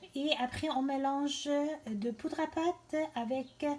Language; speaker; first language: French; non-native, learner; Persian